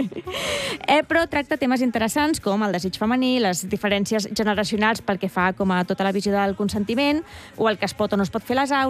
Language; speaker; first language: Catalan; native; Catalan